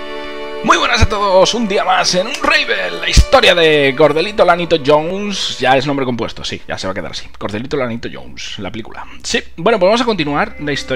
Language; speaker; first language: Spanish; native; Spanish